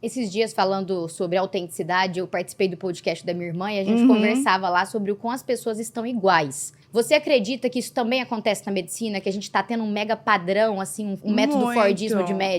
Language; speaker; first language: Portuguese; native; Portuguese